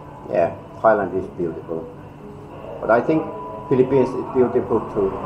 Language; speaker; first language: English; non-native, learner; Finnish